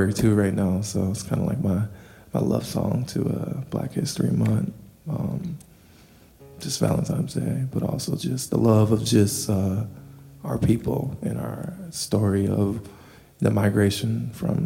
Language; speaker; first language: English; native; English